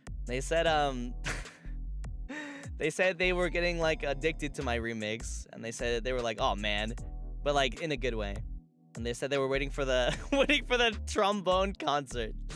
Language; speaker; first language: English; native; English